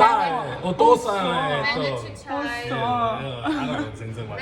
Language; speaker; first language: Japanese; non-native, learner; Russian